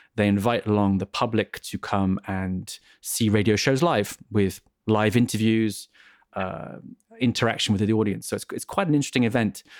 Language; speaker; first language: English; native; English